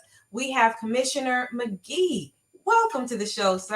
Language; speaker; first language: English; native; English